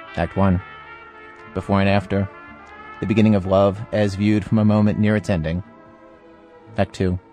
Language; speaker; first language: English; native; English